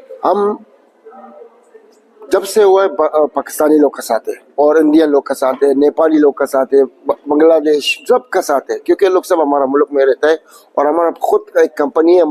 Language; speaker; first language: Hindi; non-native, learner; Arabic